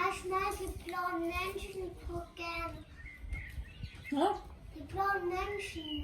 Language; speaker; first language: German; early bilingual, other home language; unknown